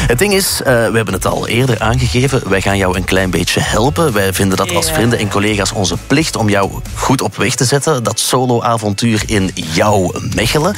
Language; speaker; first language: Dutch; native; Dutch